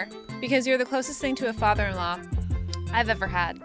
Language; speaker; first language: English; native; English